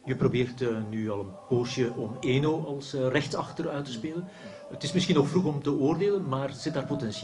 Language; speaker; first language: Dutch; native; Dutch